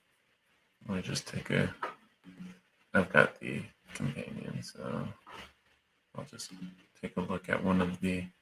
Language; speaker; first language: English; native; English